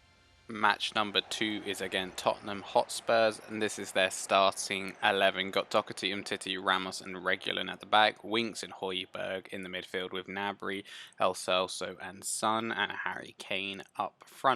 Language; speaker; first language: English; native; English